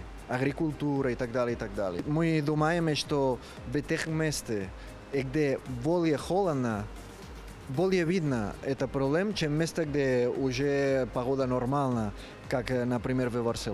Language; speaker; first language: Russian; non-native, learner; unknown